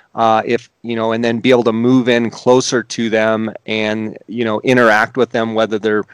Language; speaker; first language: English; native; English